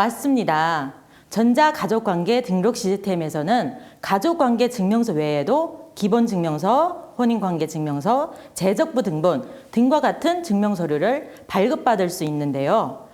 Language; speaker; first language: Korean; non-native, fluent; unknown